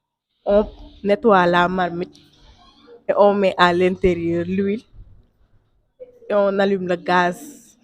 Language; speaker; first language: French; non-native, local second language; Wolof